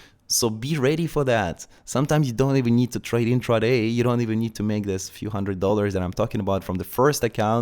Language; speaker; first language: English; non-native, fluent; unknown